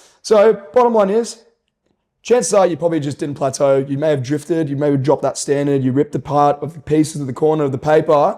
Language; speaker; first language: English; native; English